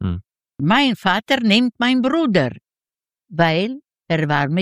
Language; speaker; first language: German; non-native, learner; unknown